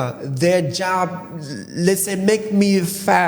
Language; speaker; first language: English; non-native, fluent; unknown